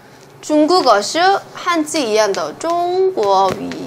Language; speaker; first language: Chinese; non-native, fluent; Korean